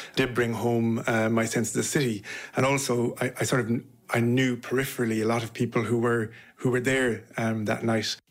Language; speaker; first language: English; native; English